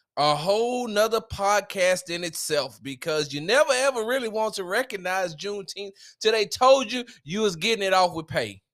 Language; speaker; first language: English; native; English